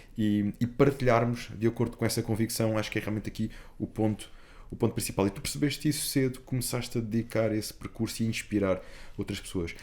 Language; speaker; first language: Portuguese; native; Portuguese